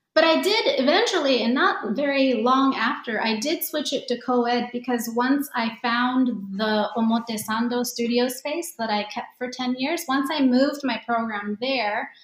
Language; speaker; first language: English; early bilingual, other home language; Japanese